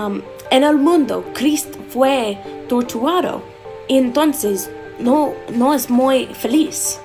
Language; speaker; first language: Spanish; non-native, learner; English